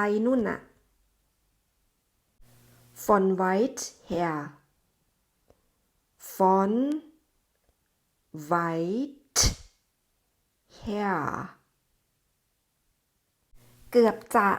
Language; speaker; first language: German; non-native, fluent; Thai